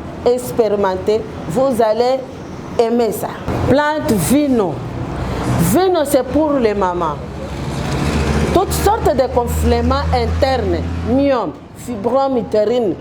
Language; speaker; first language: French; non-native, local second language; Lingala